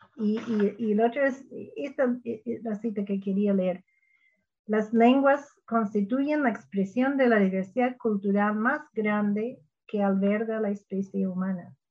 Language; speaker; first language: Spanish; non-native, fluent; English